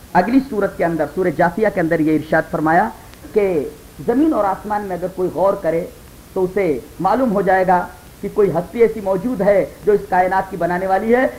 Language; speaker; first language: Urdu; native; Urdu